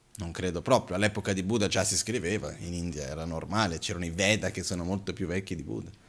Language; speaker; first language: Italian; non-native, fluent; Portuguese